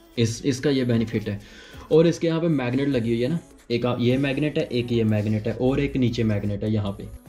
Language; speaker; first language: Hindi; native; Hindi